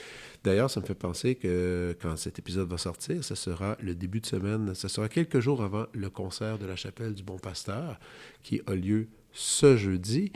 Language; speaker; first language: French; native; French